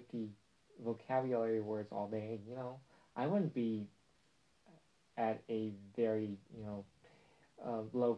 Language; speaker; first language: English; non-native, fluent; Chinese